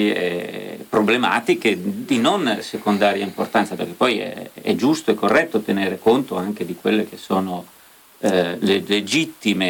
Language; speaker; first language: Italian; native; Italian